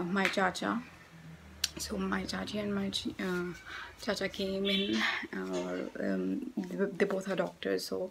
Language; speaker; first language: Hindi; native; Hindi